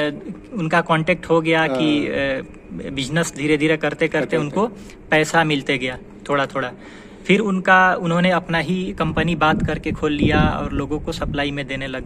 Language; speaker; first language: Hindi; native; Hindi